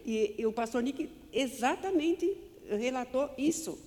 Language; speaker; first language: Portuguese; native; Portuguese